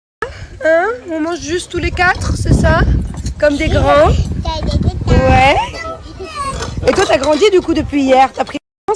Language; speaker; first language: French; native; French